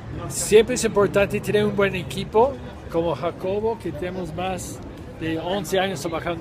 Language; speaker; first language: Spanish; non-native, fluent; English